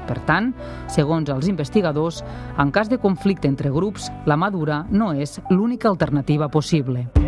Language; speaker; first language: Catalan; native; Catalan